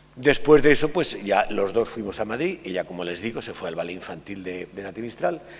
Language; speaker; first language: Spanish; native; Spanish